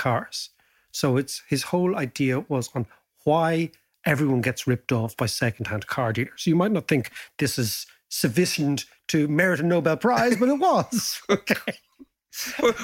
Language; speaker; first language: English; native; English